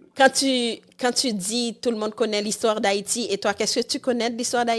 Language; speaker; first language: French; non-native, local second language; Haitian Creole